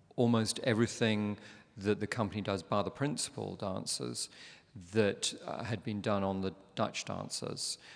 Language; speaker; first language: English; native; English